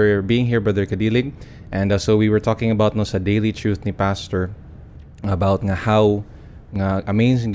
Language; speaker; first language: English; non-native, local second language; Cebuano